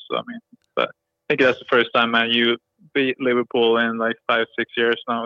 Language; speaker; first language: English; non-native, fluent; Swedish